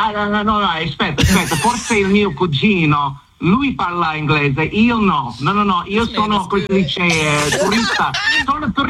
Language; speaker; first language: Italian; non-native, learner; English